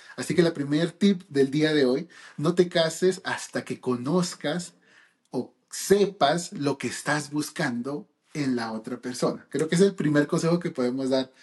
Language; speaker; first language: Spanish; early bilingual, heritage; Spanish